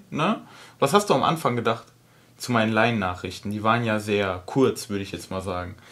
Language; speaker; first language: German; native; German